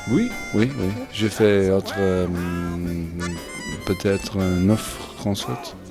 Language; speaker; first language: French; non-native, learner; English